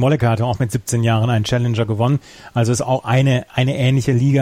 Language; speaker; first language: German; native; German